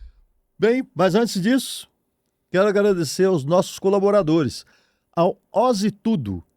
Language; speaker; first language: Portuguese; native; Portuguese